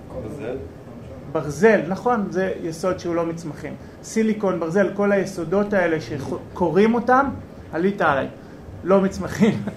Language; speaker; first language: Hebrew; native; Hebrew